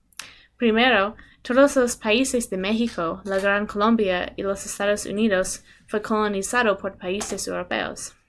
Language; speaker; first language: Spanish; non-native, learner; English